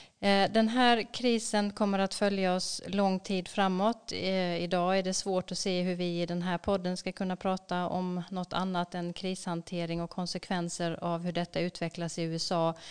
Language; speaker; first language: Swedish; native; Swedish